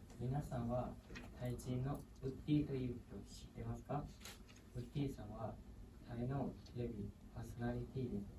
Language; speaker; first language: Japanese; non-native, learner; Thai